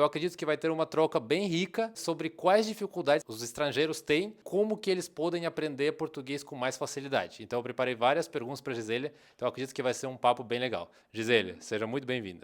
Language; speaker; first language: Portuguese; non-native, fluent; Russian